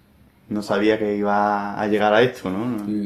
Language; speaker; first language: Spanish; native; Spanish